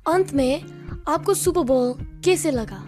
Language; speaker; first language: Hindi; non-native, learner; English